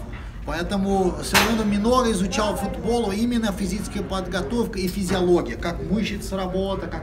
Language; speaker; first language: Russian; non-native, fluent; Portuguese